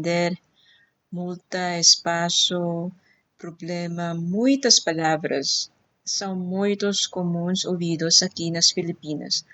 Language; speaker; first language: Portuguese; non-native, fluent; Filipino